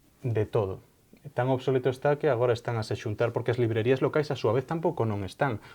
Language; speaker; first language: Galician; native; Galician